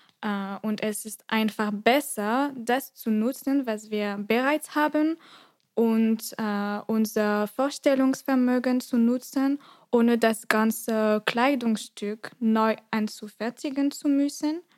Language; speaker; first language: German; non-native, fluent; French